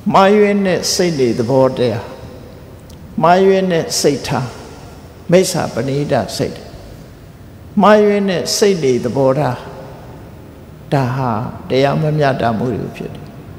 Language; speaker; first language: Burmese; native; Burmese